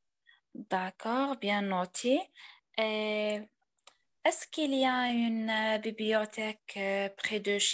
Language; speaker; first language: French; non-native, learner; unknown